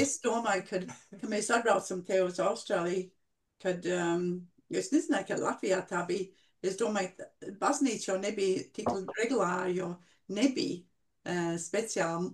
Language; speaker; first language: Latvian; early bilingual, heritage; Latvian